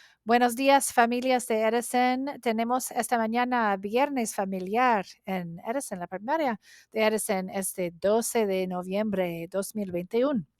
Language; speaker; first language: Spanish; non-native, learner; English